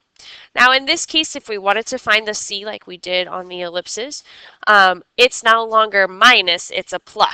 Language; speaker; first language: English; native; English